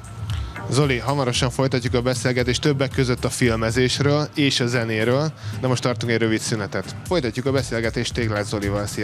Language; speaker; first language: Hungarian; native; Hungarian